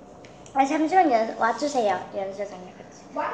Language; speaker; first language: Korean; early bilingual, heritage; Korean